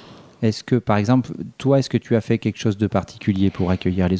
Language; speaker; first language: French; native; French